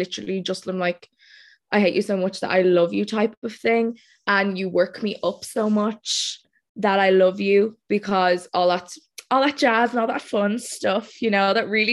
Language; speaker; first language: English; native; English